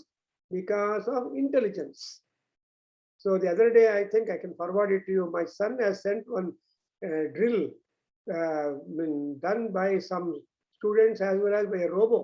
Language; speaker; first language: English; non-native, local second language; Telugu